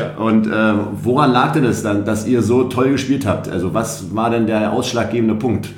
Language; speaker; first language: German; native; German